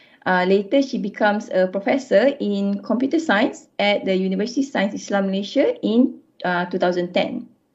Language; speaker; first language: English; non-native, local second language; Malay